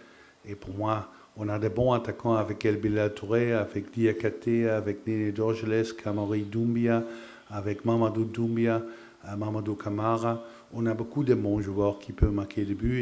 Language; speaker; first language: French; non-native, fluent; Dutch